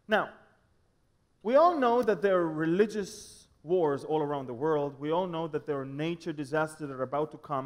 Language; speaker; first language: English; non-native, fluent; Hebrew